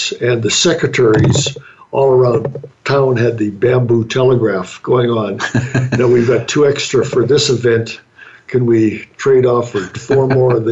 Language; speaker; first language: English; native; English